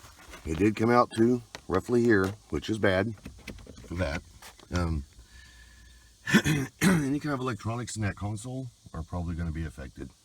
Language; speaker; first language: English; native; English